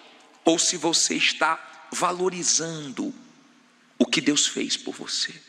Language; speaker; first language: Portuguese; native; Portuguese